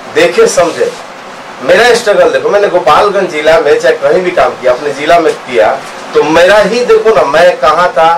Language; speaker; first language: Hindi; non-native, local second language; Bhojpuri